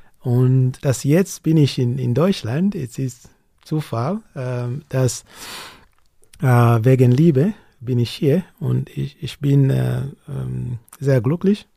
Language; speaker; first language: German; non-native, learner; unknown